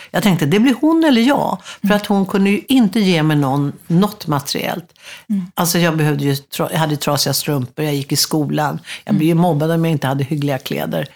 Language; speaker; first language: Swedish; native; Swedish